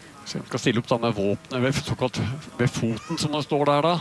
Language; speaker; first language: Norwegian; native; Norwegian